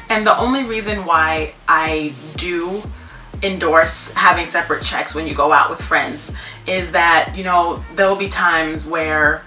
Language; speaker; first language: English; native; English